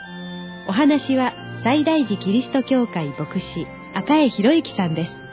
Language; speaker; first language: Japanese; native; Japanese